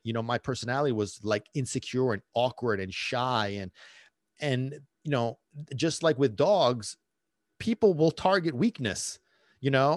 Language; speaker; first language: English; early bilingual, other home language; Italian